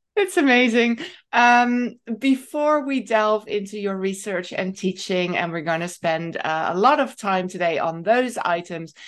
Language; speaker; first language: English; non-native, fluent; Dutch